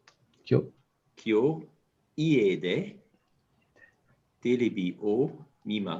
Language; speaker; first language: Japanese; non-native, learner; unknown